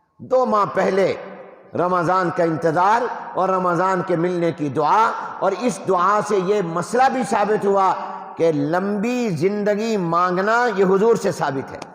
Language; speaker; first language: Urdu; non-native, local second language; Punjabi